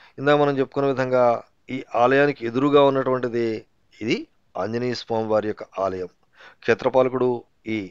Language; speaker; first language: Telugu; native; Telugu